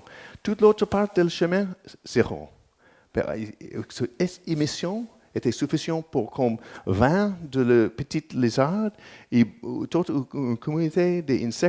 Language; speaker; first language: French; non-native, learner; English